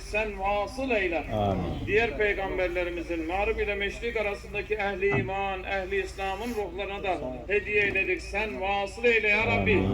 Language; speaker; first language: Turkish; native; Turkish